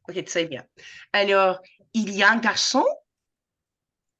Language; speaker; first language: French; non-native, fluent; English